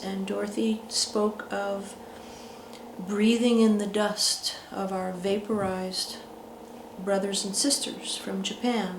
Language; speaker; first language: English; native; English